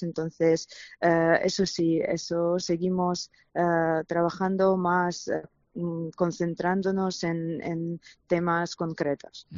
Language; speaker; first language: Spanish; non-native, fluent; Ukrainian